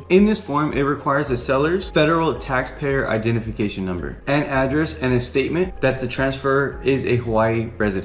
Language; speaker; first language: English; native; English